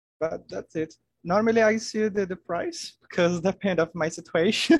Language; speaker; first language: English; non-native, learner; Portuguese